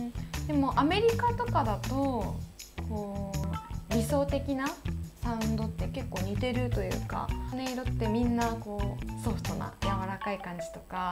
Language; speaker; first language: Japanese; native; Japanese